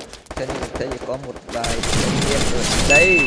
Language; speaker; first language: Vietnamese; native; Vietnamese